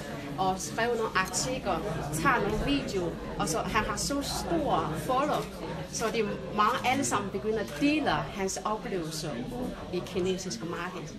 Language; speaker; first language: Danish; non-native, fluent; Chinese